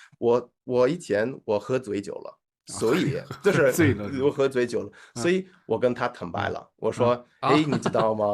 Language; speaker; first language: Chinese; non-native, fluent; English